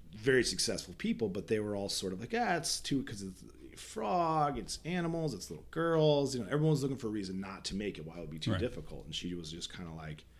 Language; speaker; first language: English; native; English